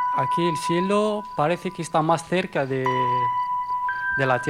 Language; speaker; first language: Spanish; non-native, learner; Arabic